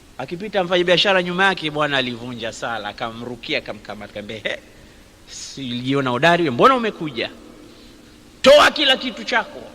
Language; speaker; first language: Swahili; native; Swahili